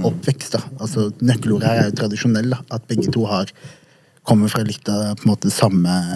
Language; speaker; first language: Norwegian; early bilingual, other home language; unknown